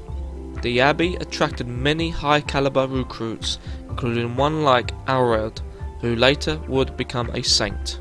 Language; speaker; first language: English; non-native, fluent; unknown